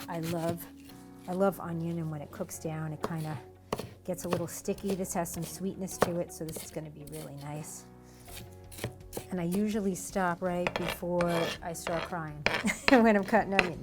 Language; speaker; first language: English; native; English